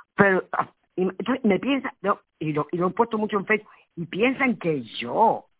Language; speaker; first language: Spanish; native; Spanish